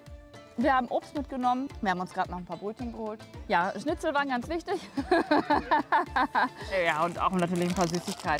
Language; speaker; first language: German; native; German